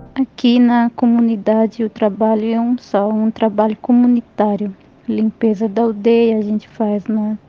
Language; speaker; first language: Portuguese; non-native, local second language; Guarani